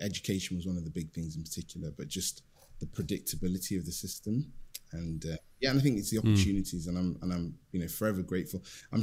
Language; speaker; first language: English; native; English